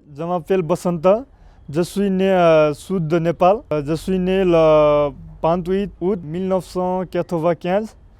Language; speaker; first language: French; non-native, learner; Nepali